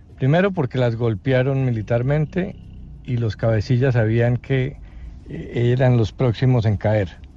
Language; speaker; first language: Spanish; native; Spanish